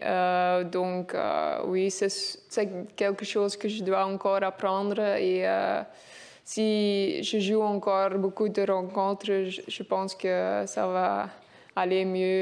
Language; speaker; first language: French; non-native, local second language; Dutch